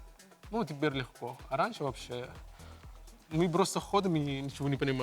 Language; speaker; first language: Russian; non-native, fluent; Arabic